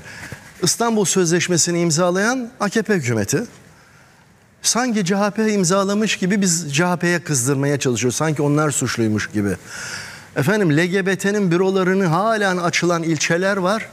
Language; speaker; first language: Turkish; native; Turkish